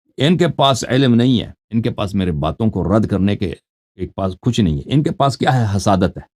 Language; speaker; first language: Urdu; non-native, fluent; Persian